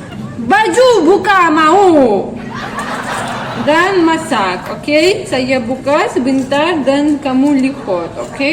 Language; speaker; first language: Indonesian; non-native, learner; Russian